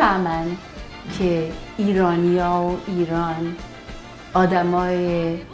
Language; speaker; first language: Persian; early bilingual, heritage; Persian